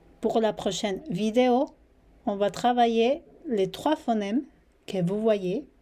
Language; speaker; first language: French; non-native, fluent; Spanish